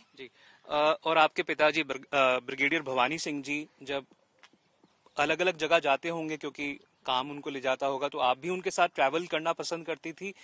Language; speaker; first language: Hindi; native; Hindi